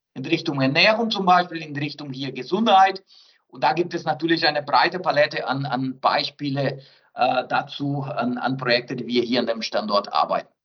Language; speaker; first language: German; non-native, fluent; Portuguese